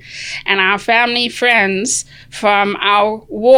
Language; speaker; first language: English; native; English